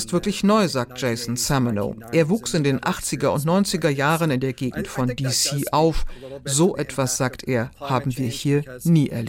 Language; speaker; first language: German; native; German